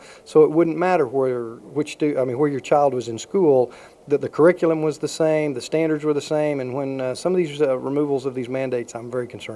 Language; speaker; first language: English; native; English